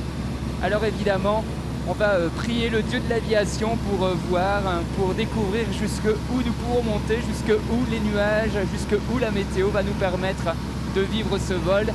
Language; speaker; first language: French; native; French